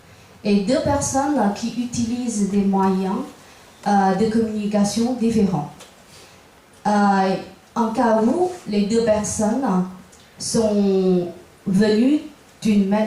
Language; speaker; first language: French; non-native, fluent; Chinese